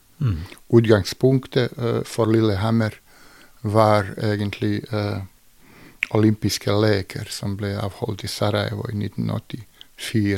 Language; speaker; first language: Norwegian; non-native, fluent; Bosnian